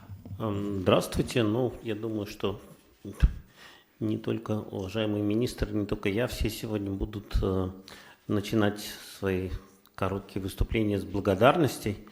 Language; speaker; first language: Russian; native; Russian